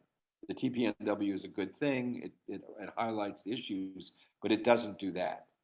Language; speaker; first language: English; native; English